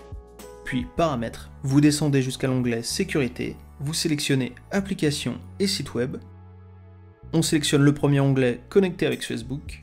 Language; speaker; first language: French; native; French